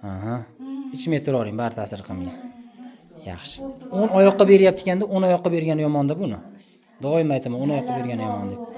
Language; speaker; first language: Uzbek; native; Uzbek